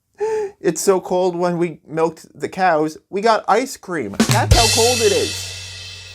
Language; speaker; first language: English; native; English